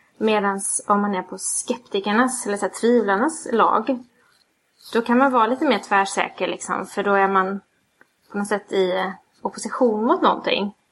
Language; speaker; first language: Swedish; native; Swedish